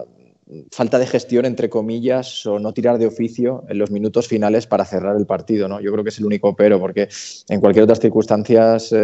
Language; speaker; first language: Spanish; native; Spanish